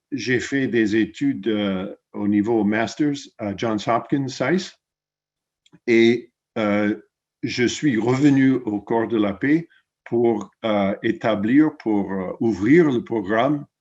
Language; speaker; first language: French; non-native, fluent; English